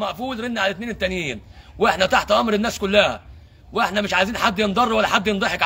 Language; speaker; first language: Arabic; native; Arabic